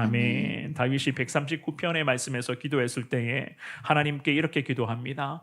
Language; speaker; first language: Korean; native; Korean